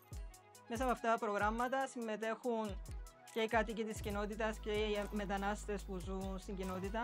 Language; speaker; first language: Greek; native; Greek